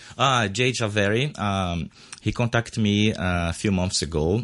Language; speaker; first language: English; non-native, fluent; Portuguese